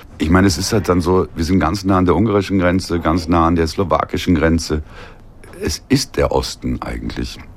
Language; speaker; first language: German; native; German